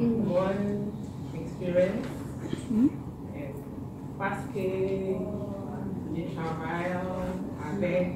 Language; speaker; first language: French; non-native, learner; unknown